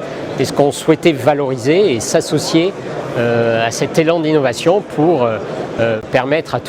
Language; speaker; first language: French; native; French